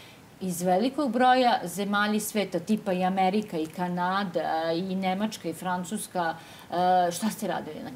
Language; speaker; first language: Serbian; native; Serbian